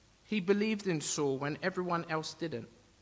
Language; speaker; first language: English; native; English